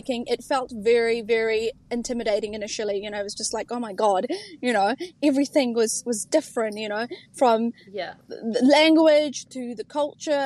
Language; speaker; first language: English; early bilingual, other home language; Urdu